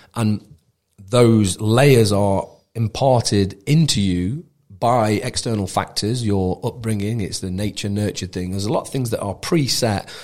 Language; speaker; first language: English; native; English